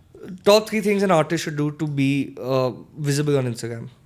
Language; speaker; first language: English; non-native, local second language; Hindi